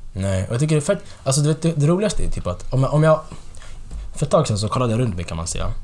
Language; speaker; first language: Swedish; early bilingual, other home language; Tigrinya